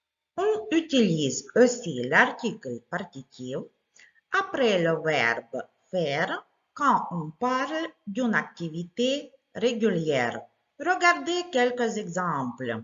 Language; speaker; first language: French; non-native, fluent; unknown